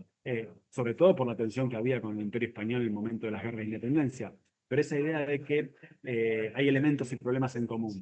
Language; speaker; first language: Spanish; native; Spanish